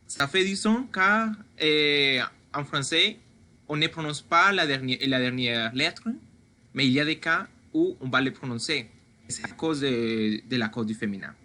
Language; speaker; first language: French; non-native, fluent; Spanish